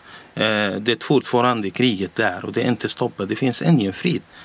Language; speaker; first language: Swedish; non-native, learner; Arabic